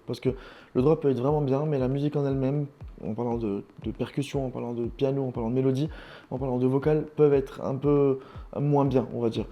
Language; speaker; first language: French; non-native, local second language; Arabic